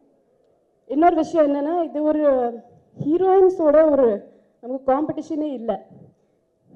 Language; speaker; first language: Tamil; non-native, fluent; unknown